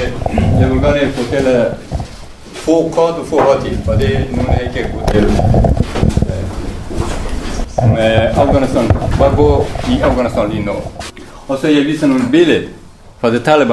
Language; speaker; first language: Danish; non-native, learner; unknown